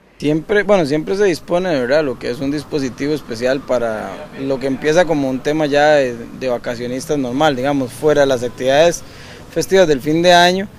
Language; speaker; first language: Spanish; native; Spanish